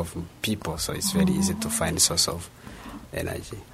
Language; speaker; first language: English; non-native, local second language; Kinyarwanda